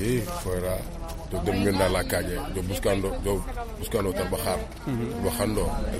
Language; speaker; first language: Spanish; non-native, learner; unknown